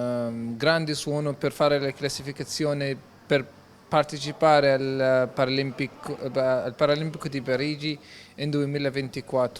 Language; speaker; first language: Italian; non-native, learner; Arabic